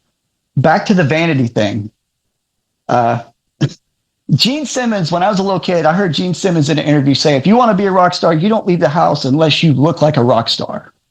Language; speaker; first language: English; native; English